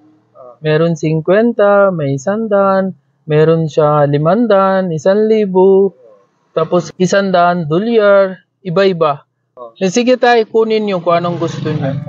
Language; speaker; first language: Filipino; non-native, learner; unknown